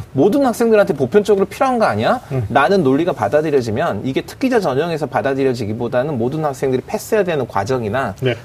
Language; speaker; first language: Korean; native; Korean